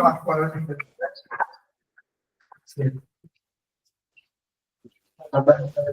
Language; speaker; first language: Italian; non-native, fluent; Portuguese